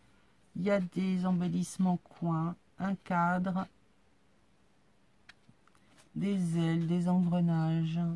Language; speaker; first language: French; native; French